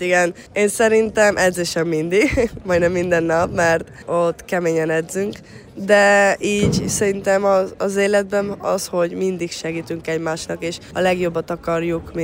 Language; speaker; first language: Hungarian; early bilingual, other home language; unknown